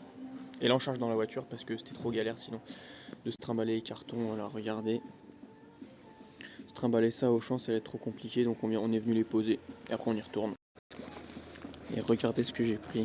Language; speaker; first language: French; native; French